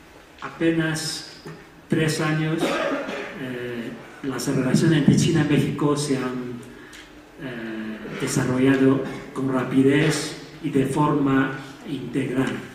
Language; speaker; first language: Spanish; non-native, fluent; Chinese